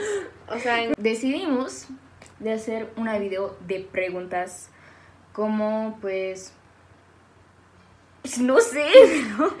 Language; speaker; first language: Spanish; non-native, fluent; French